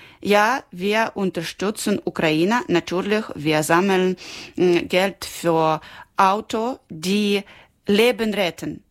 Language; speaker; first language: German; non-native, learner; Ukrainian